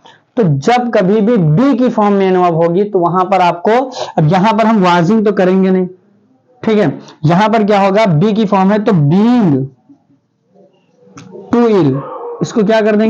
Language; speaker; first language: Hindi; native; Hindi